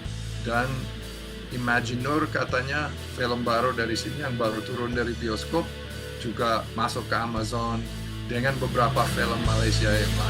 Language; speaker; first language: Indonesian; non-native, fluent; English